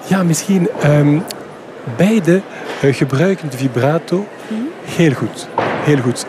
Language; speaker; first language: Dutch; non-native, fluent; French